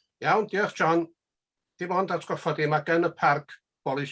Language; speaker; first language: Welsh; native; Welsh